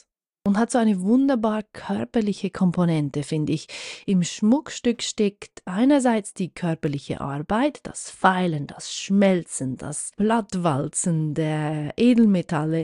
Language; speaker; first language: German; native; German